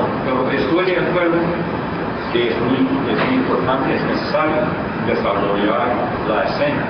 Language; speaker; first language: Spanish; non-native, fluent; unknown